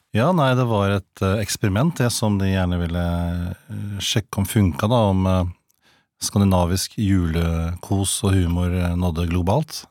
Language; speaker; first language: Norwegian; native; Norwegian